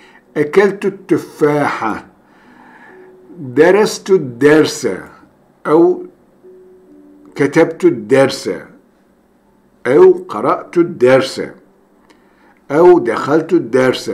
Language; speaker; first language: Arabic; non-native, fluent; Turkish